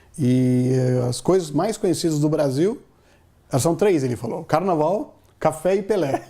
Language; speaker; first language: Portuguese; non-native, fluent; Telugu